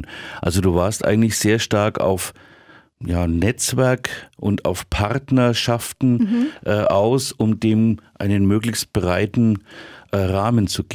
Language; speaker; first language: German; native; German